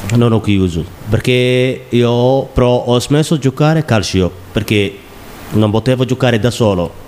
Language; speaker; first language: Italian; non-native, learner; Somali